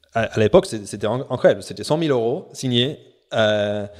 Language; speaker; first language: French; non-native, fluent; English